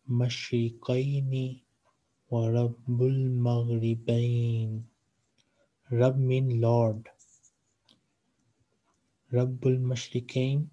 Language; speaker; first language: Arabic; non-native, fluent; Urdu